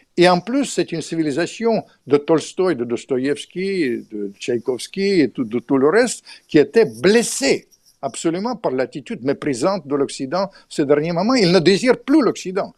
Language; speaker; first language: French; non-native, fluent; Russian